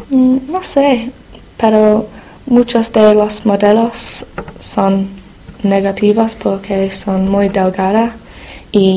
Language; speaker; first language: Spanish; non-native, learner; English